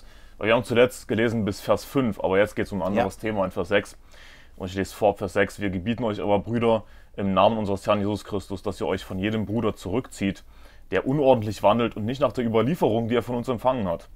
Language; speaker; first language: German; native; German